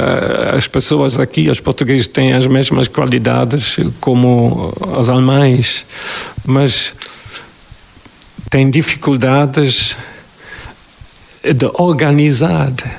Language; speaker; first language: Portuguese; non-native, fluent; German